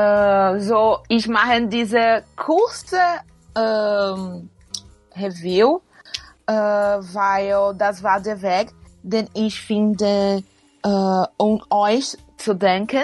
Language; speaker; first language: German; non-native, learner; Portuguese